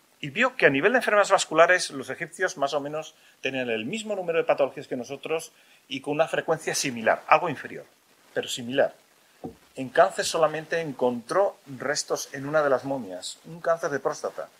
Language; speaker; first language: Spanish; native; Spanish